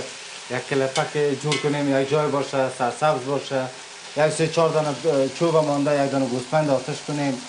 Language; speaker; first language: Persian; native; Persian